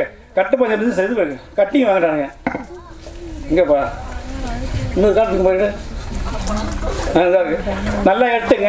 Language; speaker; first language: Tamil; native; Tamil